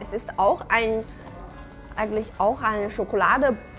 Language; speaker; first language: German; non-native, fluent; Chinese